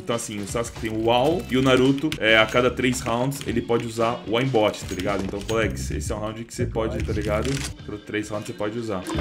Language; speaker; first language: Portuguese; native; Portuguese